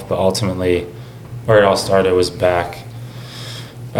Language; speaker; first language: English; native; English